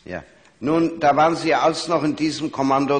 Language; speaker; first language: German; native; German